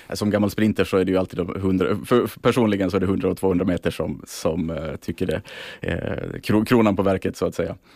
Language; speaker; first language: Swedish; native; Swedish